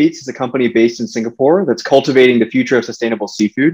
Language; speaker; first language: English; native; English